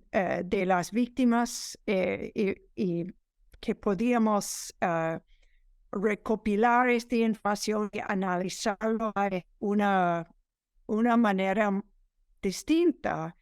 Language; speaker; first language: Spanish; non-native, fluent; English